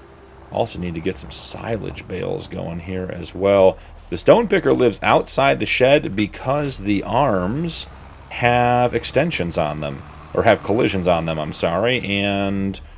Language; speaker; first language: English; native; English